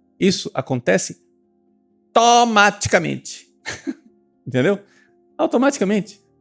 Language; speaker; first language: Portuguese; native; Portuguese